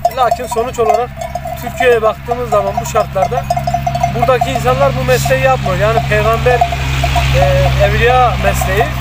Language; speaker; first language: Turkish; native; Turkish